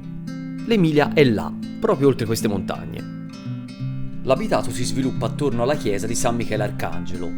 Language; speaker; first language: Italian; native; Italian